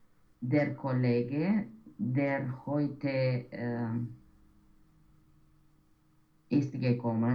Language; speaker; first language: German; non-native, learner; Romanian